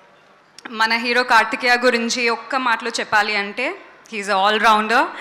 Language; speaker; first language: Telugu; non-native, learner; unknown